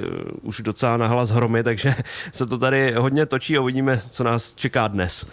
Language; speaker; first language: Czech; native; Czech